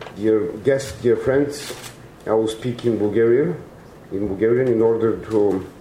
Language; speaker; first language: English; non-native, fluent; Bulgarian